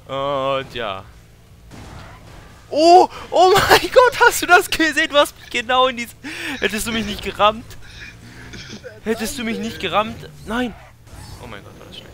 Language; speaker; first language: German; native; German